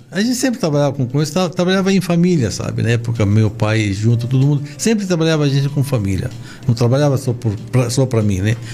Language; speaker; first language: Portuguese; non-native, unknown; Arabic